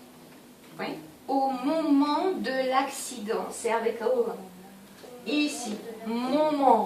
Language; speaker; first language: French; non-native, fluent; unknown